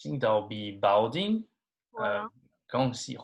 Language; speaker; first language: Chinese; non-native, learner; French